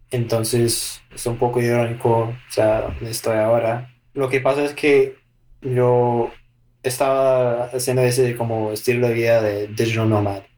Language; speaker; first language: Spanish; non-native, fluent; English